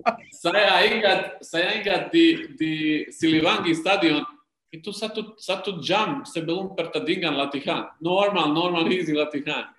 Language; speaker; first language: Indonesian; non-native, learner; Serbian